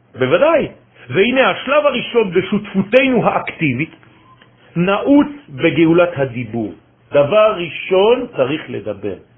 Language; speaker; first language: Hebrew; non-native, fluent; French